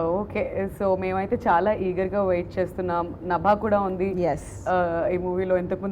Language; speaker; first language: Telugu; native; Telugu